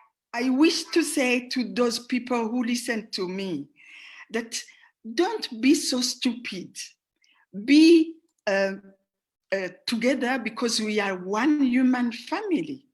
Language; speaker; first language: English; non-native, fluent; Rundi